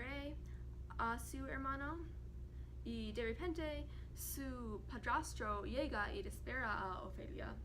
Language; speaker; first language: Spanish; non-native, learner; English